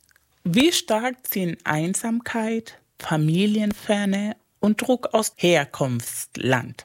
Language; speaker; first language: German; non-native, fluent; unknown